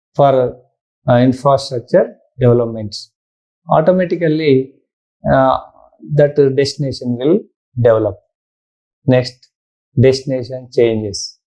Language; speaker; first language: English; non-native, local second language; Telugu